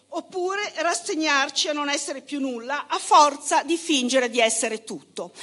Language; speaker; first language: Italian; native; Italian